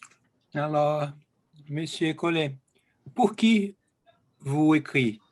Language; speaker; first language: French; non-native, learner; Portuguese